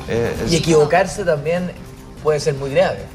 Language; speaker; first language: Spanish; native; Spanish